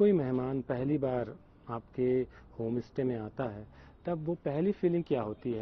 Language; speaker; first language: Hindi; native; Hindi